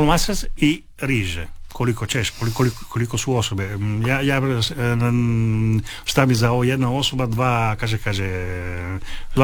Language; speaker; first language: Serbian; non-native, fluent; Italian